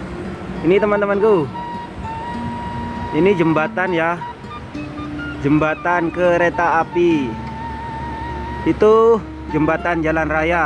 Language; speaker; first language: Indonesian; non-native, local second language; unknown